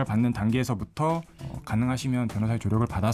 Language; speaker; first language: Korean; native; Korean